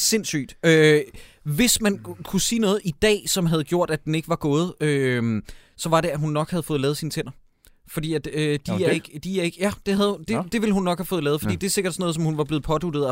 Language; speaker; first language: Danish; native; Danish